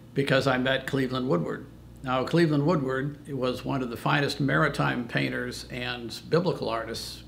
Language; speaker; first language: English; native; English